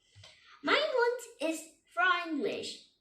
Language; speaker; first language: German; non-native, learner; Vietnamese